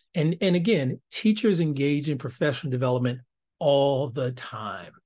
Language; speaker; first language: English; native; English